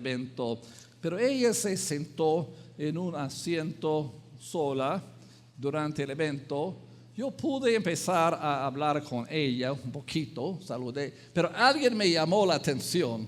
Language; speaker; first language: Spanish; non-native, fluent; English